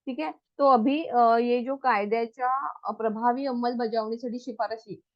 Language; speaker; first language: Hindi; non-native, local second language; Marathi